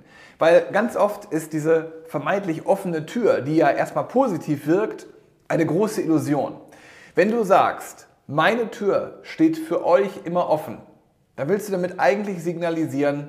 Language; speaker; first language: German; native; German